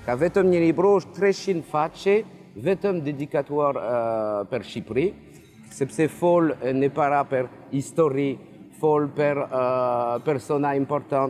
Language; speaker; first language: Albanian; non-native, learner; French